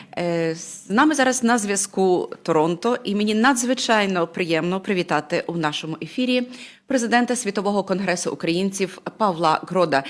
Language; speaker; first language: Ukrainian; native; Ukrainian